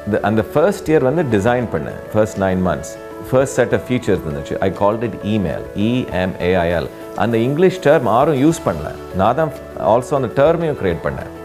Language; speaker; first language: Tamil; early bilingual, heritage; Tamil